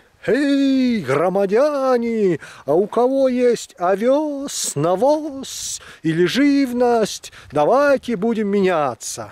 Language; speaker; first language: Russian; native; Russian